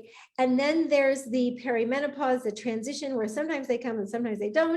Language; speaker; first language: English; native; English